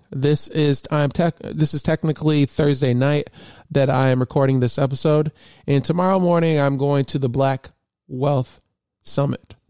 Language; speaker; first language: English; native; English